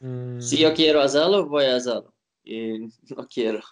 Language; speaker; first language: Spanish; non-native, learner; Swedish